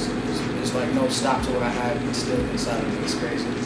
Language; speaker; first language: English; native; English